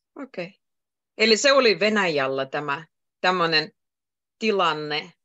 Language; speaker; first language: Finnish; native; Finnish